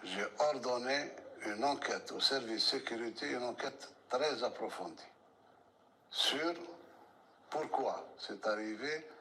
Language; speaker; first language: French; non-native, local second language; Arabic